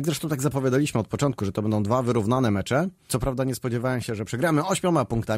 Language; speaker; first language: Polish; native; Polish